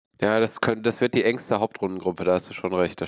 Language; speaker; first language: German; native; German